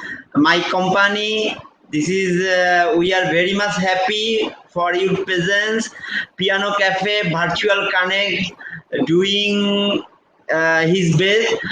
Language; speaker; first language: English; non-native, local second language; Bangla